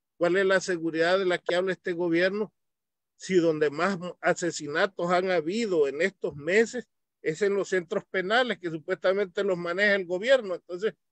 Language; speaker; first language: Spanish; native; Spanish